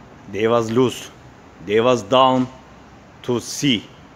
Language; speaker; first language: English; non-native, learner; Turkish